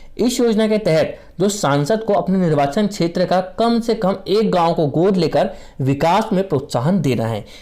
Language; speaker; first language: Hindi; native; Hindi